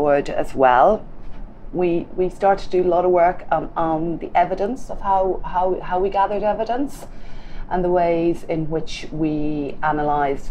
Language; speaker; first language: English; native; English